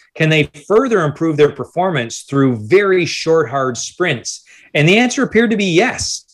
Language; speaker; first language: English; native; English